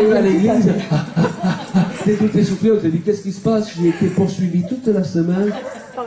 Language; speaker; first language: French; native; French